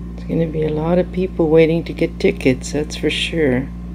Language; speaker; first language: English; native; English